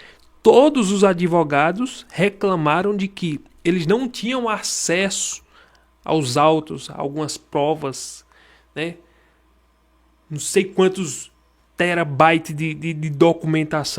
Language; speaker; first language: Portuguese; native; Portuguese